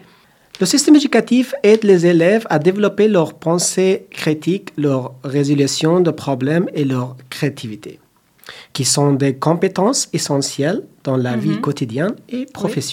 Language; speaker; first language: French; non-native, fluent; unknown